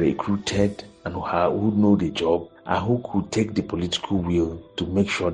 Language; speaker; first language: English; non-native, local second language; Igbo